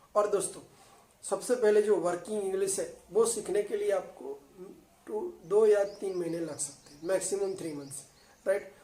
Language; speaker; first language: Hindi; non-native, local second language; Gujarati